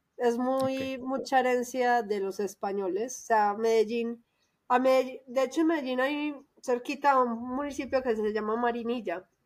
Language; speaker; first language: Spanish; native; Spanish